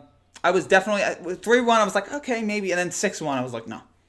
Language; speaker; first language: English; native; English